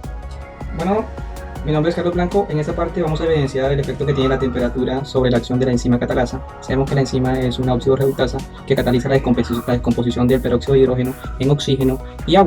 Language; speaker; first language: Spanish; native; Spanish